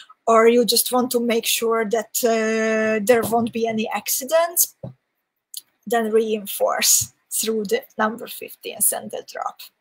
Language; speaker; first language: English; non-native, fluent; Hungarian